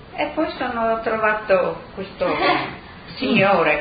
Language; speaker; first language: Italian; non-native, local second language; Friulian